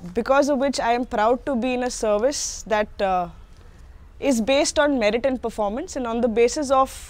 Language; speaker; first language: Hindi; native; Hindi